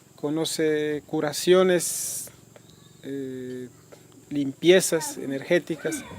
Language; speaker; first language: Spanish; non-native, local second language; Quechua